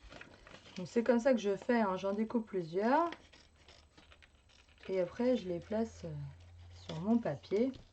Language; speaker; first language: French; native; French